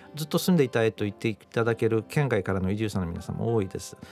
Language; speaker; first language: Japanese; native; Japanese